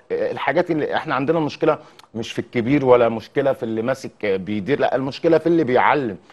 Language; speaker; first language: Arabic; native; Arabic